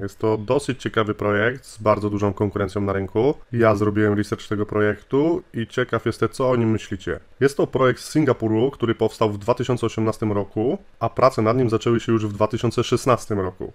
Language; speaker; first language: Polish; native; Polish